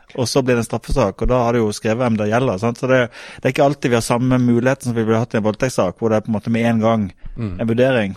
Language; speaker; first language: Norwegian; native; Norwegian